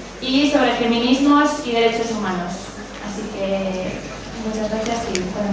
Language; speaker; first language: Spanish; native; Spanish